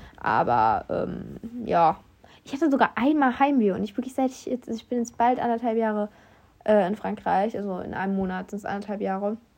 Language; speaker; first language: German; native; German